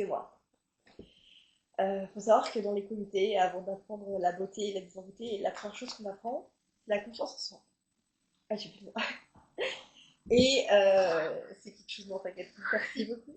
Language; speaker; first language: French; native; French